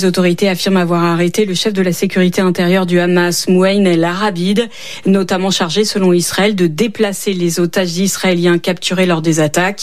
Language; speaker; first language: French; native; French